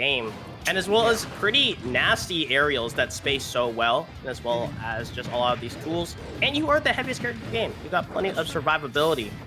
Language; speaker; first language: English; native; English